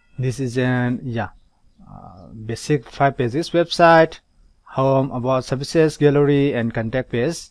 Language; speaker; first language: English; non-native, local second language; Manipuri